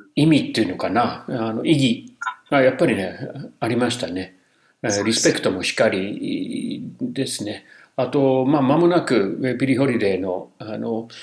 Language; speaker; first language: Japanese; non-native, fluent; English